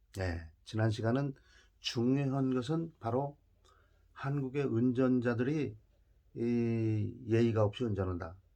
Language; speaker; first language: Korean; native; Korean